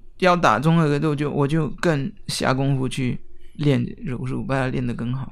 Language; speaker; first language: Chinese; non-native, fluent; French